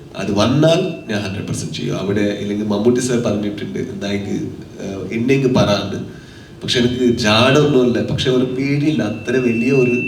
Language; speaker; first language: Malayalam; non-native, local second language; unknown